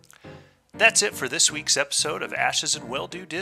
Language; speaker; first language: English; native; English